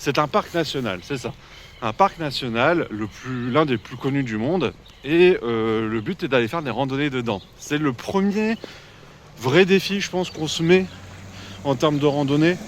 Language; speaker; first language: French; native; French